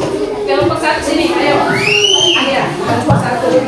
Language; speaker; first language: Indonesian; native; Indonesian